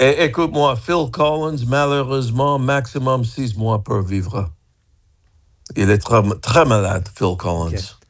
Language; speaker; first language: French; non-native, fluent; English